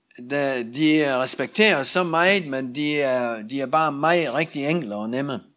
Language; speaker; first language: Danish; non-native, learner; Russian